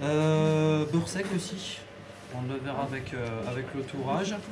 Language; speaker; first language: French; native; French